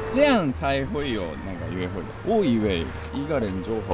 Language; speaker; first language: Chinese; non-native, fluent; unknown